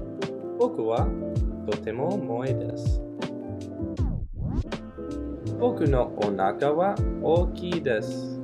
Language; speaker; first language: Japanese; non-native, learner; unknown